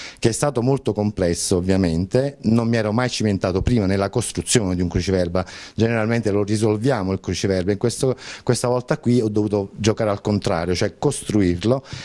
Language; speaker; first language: Italian; native; Italian